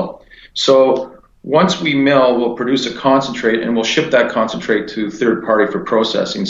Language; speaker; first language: English; native; English